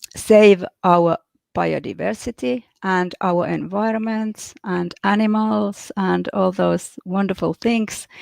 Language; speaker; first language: English; non-native, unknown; Finnish